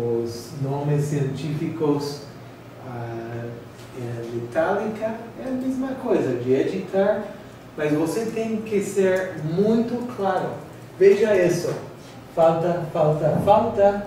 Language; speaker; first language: Portuguese; non-native, fluent; English